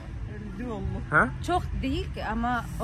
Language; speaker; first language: Turkish; non-native, learner; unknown